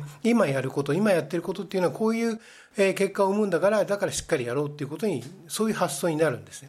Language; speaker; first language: Japanese; native; Japanese